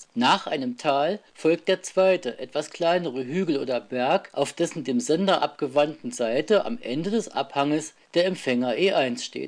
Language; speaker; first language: German; native; German